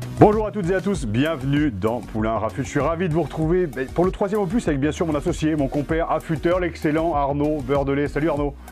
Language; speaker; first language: French; native; French